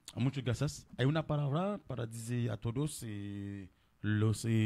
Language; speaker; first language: Spanish; non-native, learner; Haitian Creole